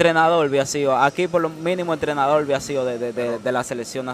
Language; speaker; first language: Spanish; native; Spanish